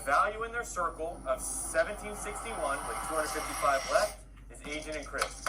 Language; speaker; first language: English; native; English